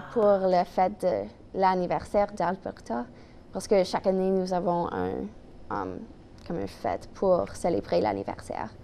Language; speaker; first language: French; non-native, local second language; English